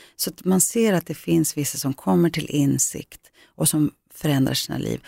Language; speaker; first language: Swedish; early bilingual, other home language; Greek